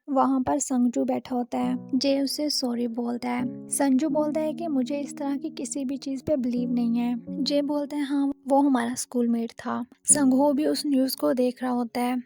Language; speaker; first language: Hindi; native; Hindi